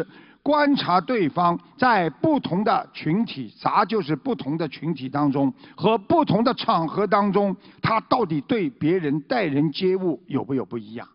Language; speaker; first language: Chinese; native; Chinese